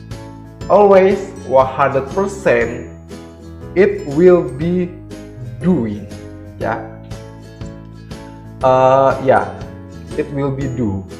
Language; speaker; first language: English; non-native, learner; Indonesian